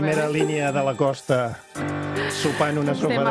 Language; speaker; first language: Catalan; native; Catalan